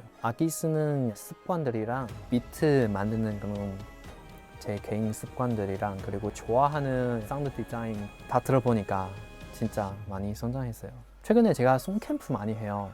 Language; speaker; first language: Korean; non-native, fluent; Chinese